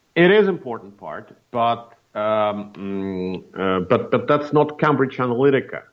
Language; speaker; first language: English; non-native, fluent; Russian